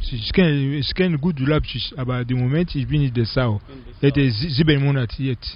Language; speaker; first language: German; non-native, learner; Lingala